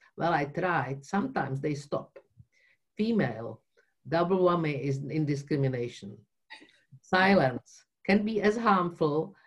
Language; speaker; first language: English; non-native, fluent; Czech